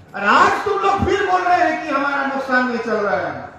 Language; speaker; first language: Hindi; non-native, local second language; Bangla